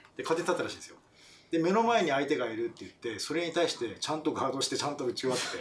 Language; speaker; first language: Japanese; non-native, fluent; French